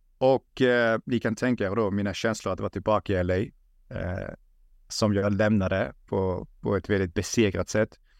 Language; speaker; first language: Swedish; early bilingual, other home language; Russian